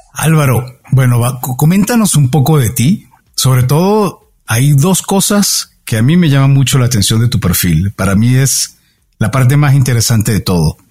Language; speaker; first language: Spanish; native; Spanish